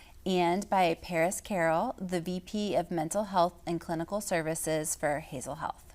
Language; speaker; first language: English; native; English